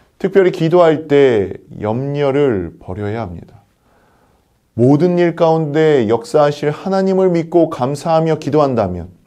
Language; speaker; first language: Korean; native; Korean